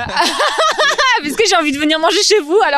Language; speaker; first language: French; native; French